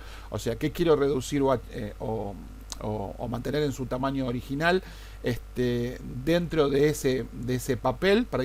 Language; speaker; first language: Spanish; native; Spanish